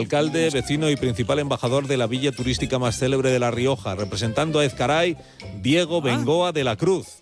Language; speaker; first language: Spanish; native; Spanish